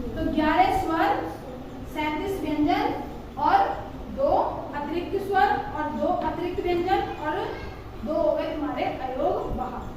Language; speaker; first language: Hindi; native; Hindi